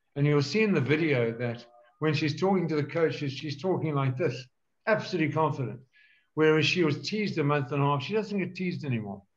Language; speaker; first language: English; native; English